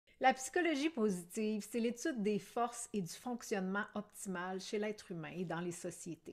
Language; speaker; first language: French; native; French